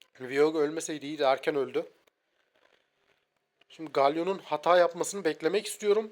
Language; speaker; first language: Turkish; native; Turkish